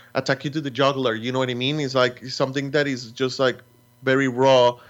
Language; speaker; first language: English; non-native, fluent; Spanish